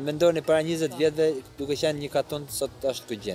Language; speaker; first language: Albanian; early bilingual, heritage; Albanian